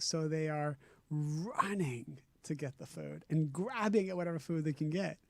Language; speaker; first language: English; native; English